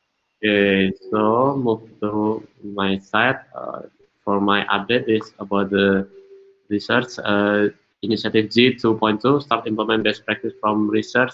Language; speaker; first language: English; non-native, learner; Indonesian